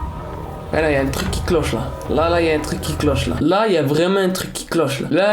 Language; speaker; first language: French; native; French